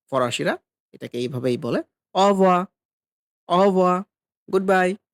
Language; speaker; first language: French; non-native, fluent; Bangla